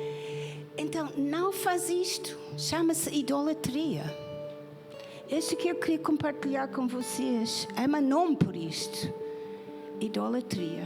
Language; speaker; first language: Portuguese; non-native, fluent; English